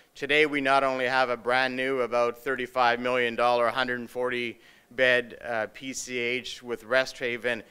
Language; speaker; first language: English; native; English